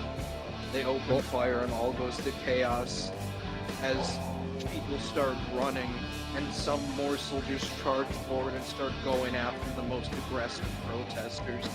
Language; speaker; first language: English; native; English